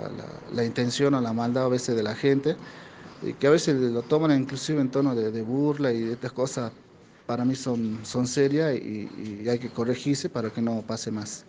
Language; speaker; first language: Spanish; native; Spanish